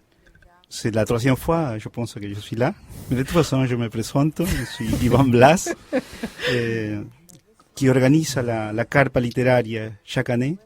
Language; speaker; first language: French; non-native, fluent; Spanish